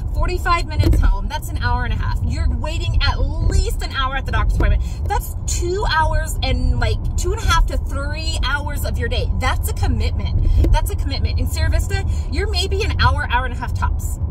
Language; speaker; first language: English; native; English